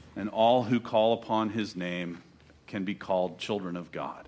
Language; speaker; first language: English; native; English